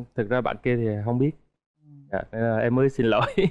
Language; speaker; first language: Vietnamese; native; Vietnamese